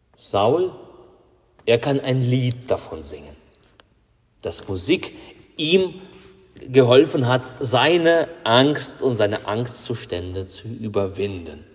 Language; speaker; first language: German; non-native, fluent; Russian